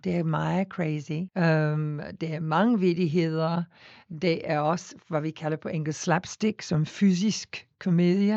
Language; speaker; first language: Danish; non-native, fluent; English